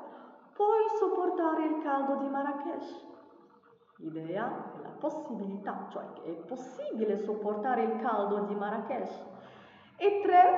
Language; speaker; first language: Italian; non-native, fluent; Arabic